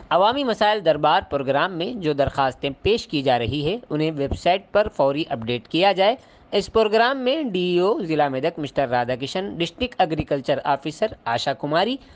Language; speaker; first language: Urdu; native; Urdu